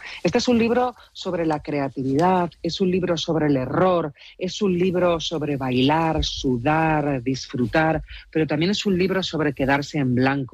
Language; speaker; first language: Spanish; native; Spanish